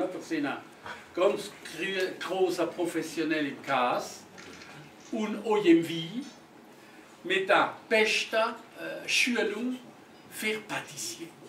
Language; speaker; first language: German; non-native, local second language; French